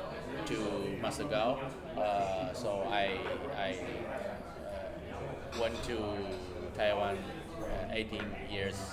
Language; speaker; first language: English; non-native, learner; Japanese